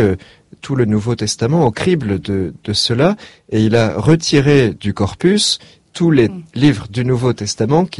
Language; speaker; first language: French; native; French